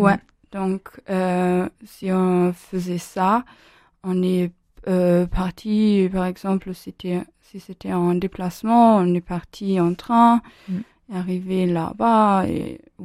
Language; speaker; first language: French; non-native, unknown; German